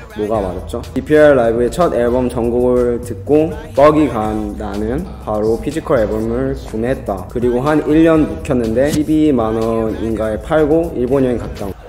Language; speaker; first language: Korean; early bilingual, heritage; Korean